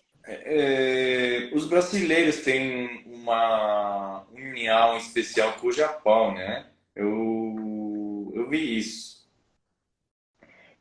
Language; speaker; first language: Portuguese; non-native, learner; Spanish